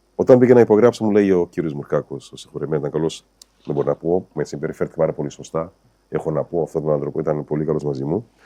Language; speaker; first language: Greek; non-native, fluent; Portuguese